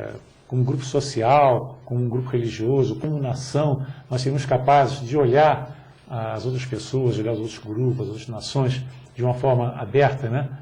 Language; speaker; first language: Portuguese; native; Portuguese